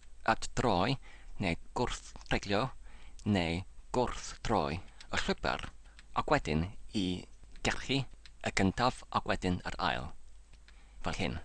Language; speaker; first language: Welsh; non-native, learner; English